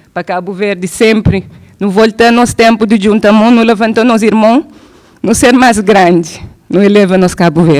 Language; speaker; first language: Portuguese; non-native, local second language; Kabuverdianu